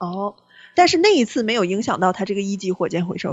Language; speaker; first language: Chinese; native; Chinese